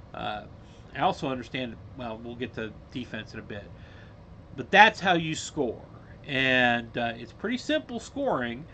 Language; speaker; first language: English; native; English